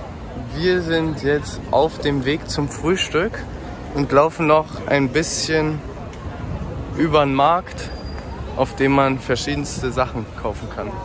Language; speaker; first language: German; native; German